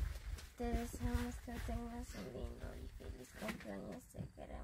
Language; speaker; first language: Spanish; early bilingual, other home language; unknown